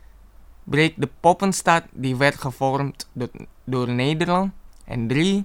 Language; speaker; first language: Dutch; non-native, fluent; Indonesian